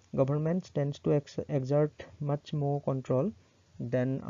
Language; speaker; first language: English; non-native, local second language; Assamese